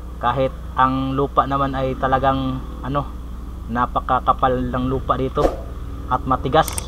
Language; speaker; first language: Filipino; non-native, local second language; Cebuano